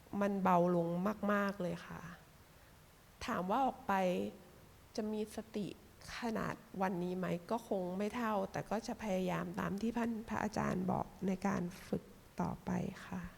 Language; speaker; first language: Thai; native; Thai